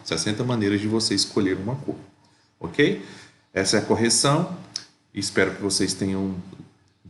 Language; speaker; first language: Portuguese; native; Portuguese